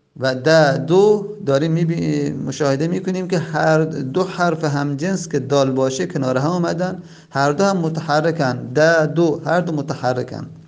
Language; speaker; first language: Persian; non-native, local second language; Azerbaijani